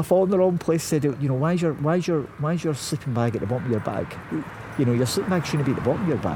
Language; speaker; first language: English; native; English